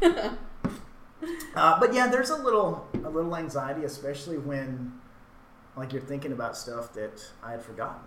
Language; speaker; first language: English; native; English